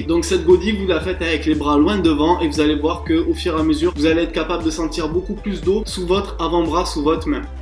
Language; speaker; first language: French; native; French